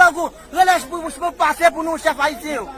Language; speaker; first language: Portuguese; non-native, learner; Haitian Creole